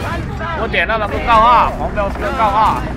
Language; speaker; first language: Chinese; native; Chinese